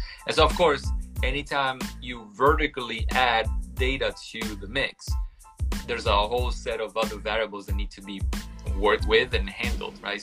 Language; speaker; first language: English; non-native, fluent; Italian